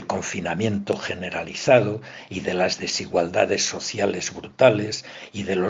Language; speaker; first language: Spanish; native; Spanish